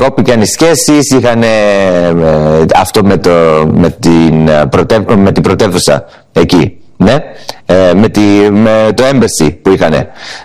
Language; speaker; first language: Greek; early bilingual, heritage; English